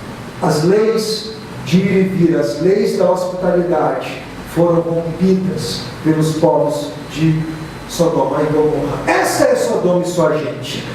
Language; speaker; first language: Portuguese; native; Portuguese